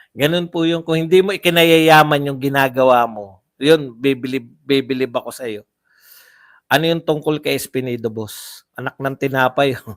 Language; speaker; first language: Filipino; native; Filipino